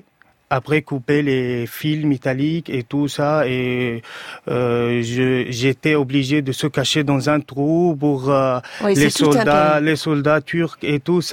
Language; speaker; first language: French; non-native, fluent; Arabic